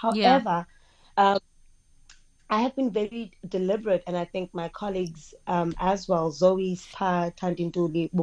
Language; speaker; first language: English; non-native, local second language; Xhosa